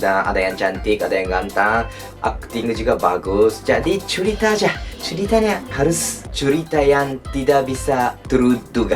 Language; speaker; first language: Indonesian; non-native, learner; Japanese